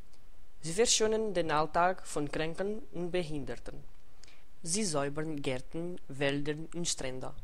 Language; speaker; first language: German; non-native, learner; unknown